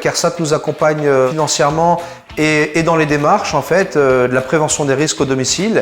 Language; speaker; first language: French; native; French